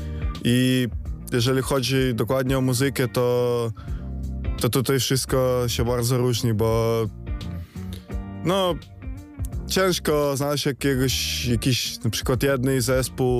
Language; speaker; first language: Polish; non-native, fluent; Ukrainian